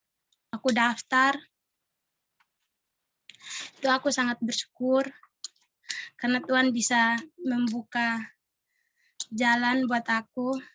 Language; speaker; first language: Indonesian; non-native, local second language; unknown